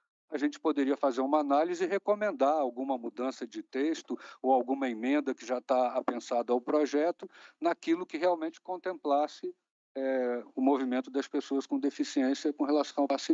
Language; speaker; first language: Portuguese; native; Portuguese